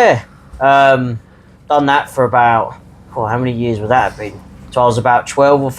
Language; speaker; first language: English; native; English